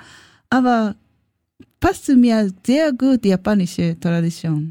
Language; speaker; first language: German; non-native, learner; Japanese